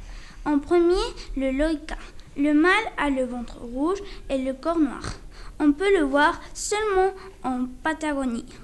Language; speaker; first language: French; non-native, learner; Spanish